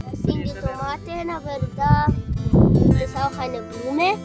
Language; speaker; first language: German; non-native, learner; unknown